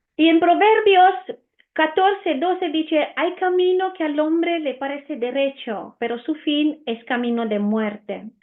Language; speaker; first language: Spanish; non-native, fluent; Romanian